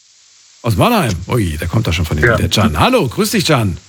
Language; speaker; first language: German; native; German